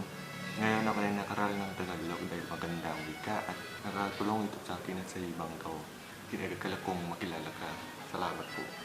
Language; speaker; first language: Filipino; non-native, learner; Indonesian